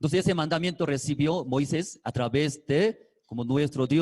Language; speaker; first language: Spanish; non-native, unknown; Korean